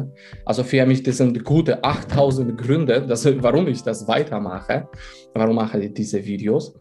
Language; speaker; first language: German; non-native, fluent; Polish